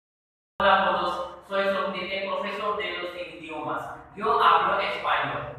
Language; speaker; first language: Spanish; non-native, fluent; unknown